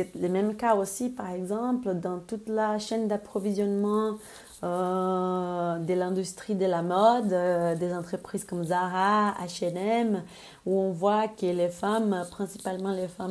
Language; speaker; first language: French; non-native, fluent; Spanish